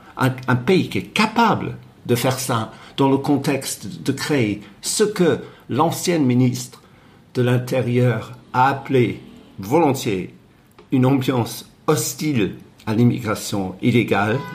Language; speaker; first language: French; non-native, fluent; English